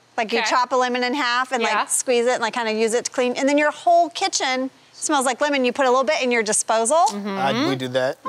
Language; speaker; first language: English; native; English